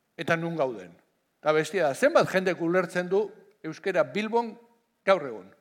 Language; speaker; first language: Basque; non-native, local second language; Spanish